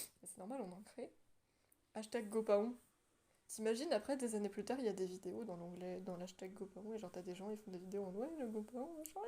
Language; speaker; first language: French; native; French